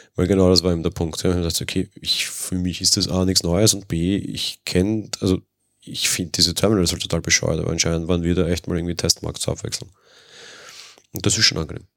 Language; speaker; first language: German; native; German